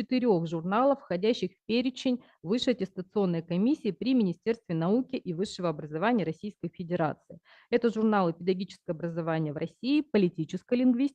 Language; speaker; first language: Russian; native; Russian